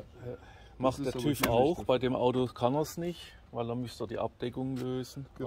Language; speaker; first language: German; native; German